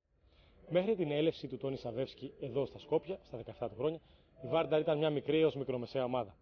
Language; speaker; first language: Greek; native; Greek